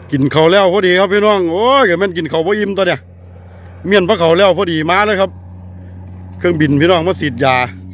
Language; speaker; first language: Thai; native; Thai